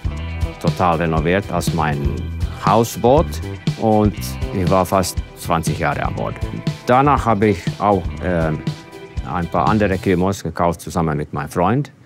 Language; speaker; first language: German; non-native, fluent; Finnish